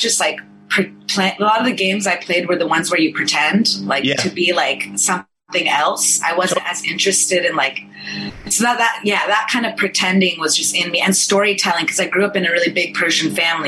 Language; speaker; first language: English; early bilingual, other home language; Persian